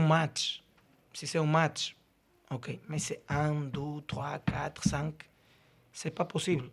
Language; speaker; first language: French; non-native, learner; Portuguese